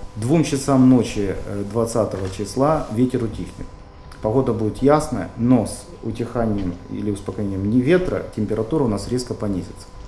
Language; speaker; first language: Russian; native; Russian